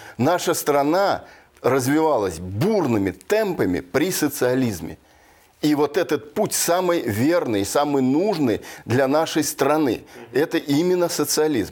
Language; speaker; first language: Russian; native; Russian